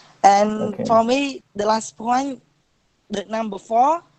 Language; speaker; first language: English; non-native, learner; Khmer